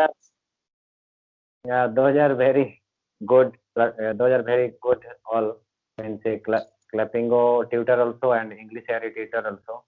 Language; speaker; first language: English; non-native, learner; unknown